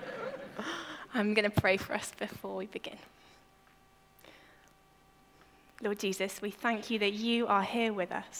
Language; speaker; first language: English; native; English